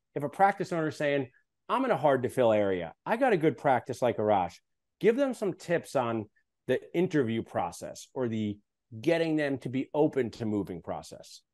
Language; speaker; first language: English; native; English